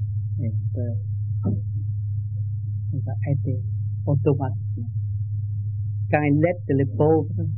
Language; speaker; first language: French; non-native, learner; Vietnamese